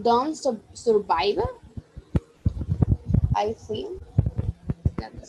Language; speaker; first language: English; non-native, learner; Spanish